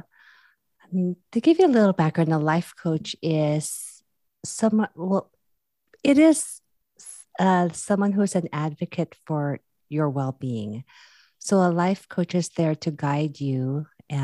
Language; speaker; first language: English; non-native, local second language; Filipino